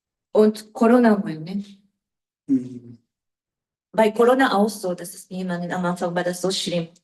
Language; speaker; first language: German; non-native, learner; Japanese